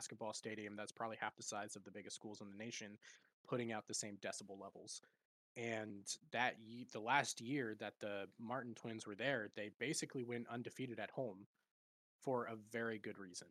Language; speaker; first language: English; native; English